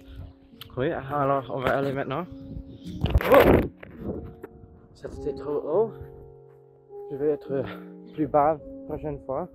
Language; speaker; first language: French; non-native, local second language; English